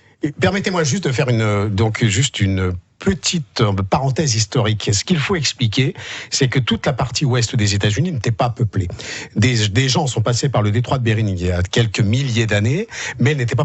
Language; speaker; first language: French; native; French